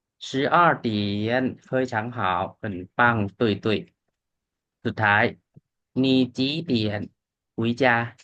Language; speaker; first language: Chinese; non-native, fluent; Thai